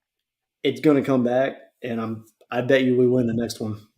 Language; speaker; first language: English; native; English